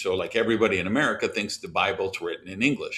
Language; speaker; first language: English; native; English